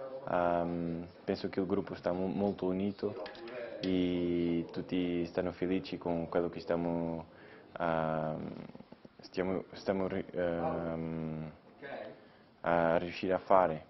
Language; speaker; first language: Italian; non-native, fluent; Portuguese